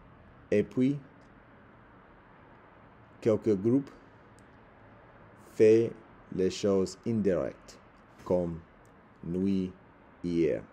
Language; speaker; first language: French; non-native, learner; English